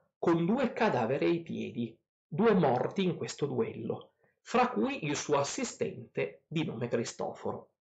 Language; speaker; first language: Italian; native; Italian